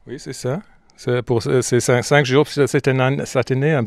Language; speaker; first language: French; non-native, fluent; English